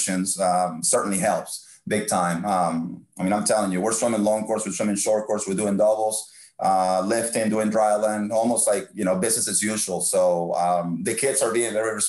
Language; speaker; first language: English; non-native, fluent; Spanish